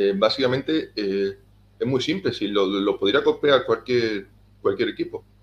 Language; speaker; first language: Spanish; native; Spanish